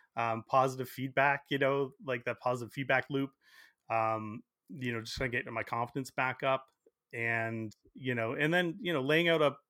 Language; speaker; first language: English; native; English